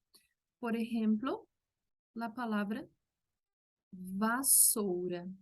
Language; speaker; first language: Spanish; non-native, local second language; Portuguese